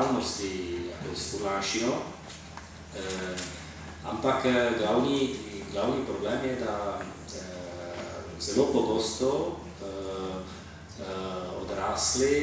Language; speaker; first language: Slovenian; non-native, fluent; Italian